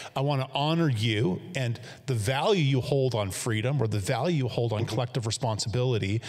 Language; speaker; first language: English; native; English